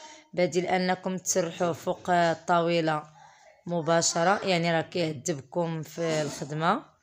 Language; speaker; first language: Arabic; native; Arabic